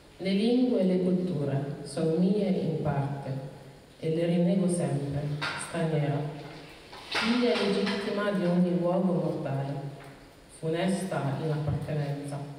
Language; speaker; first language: Italian; early bilingual, other home language; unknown